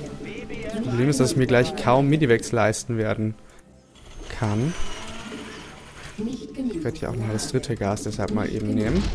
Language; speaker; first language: German; native; German